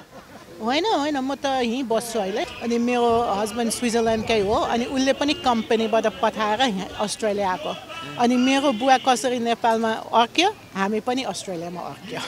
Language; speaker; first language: Nepali; early bilingual, other home language; German